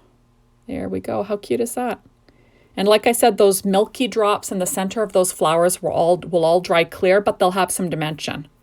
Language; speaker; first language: English; native; English